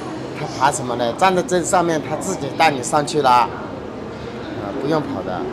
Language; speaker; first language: Chinese; native; Chinese